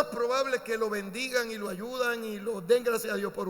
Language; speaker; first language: Spanish; native; Spanish